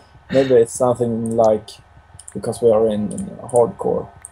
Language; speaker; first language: English; non-native, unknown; Swedish